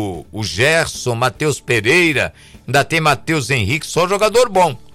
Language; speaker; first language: Portuguese; native; Portuguese